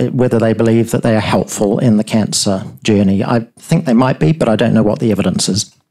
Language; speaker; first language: English; native; English